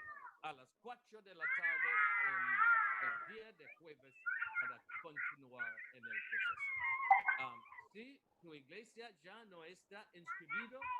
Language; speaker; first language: Spanish; non-native, learner; English